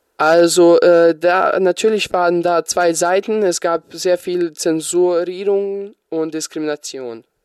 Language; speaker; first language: German; non-native, fluent; Bosnian